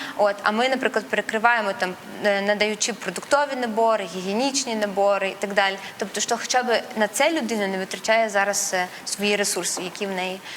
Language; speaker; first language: Ukrainian; non-native, local second language; Russian